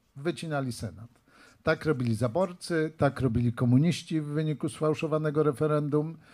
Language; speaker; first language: Polish; native; Polish